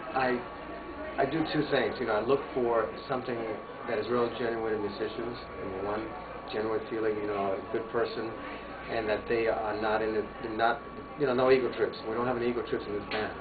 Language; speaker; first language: English; native; English